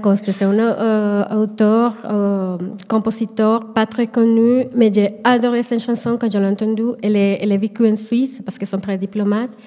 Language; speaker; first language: French; non-native, fluent; Spanish